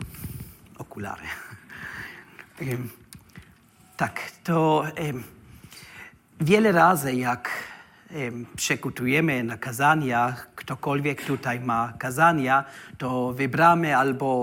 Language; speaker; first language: Polish; non-native, learner; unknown